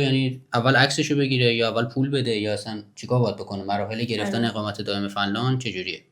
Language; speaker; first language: Persian; native; Persian